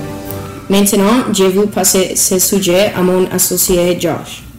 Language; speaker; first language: French; non-native, learner; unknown